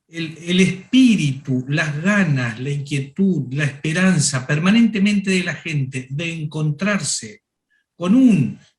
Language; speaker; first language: Spanish; native; Spanish